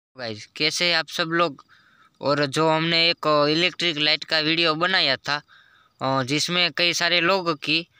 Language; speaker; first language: Hindi; non-native, local second language; Gujarati